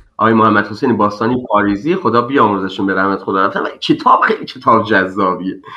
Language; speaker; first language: Persian; native; Persian